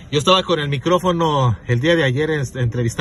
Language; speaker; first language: Spanish; native; Spanish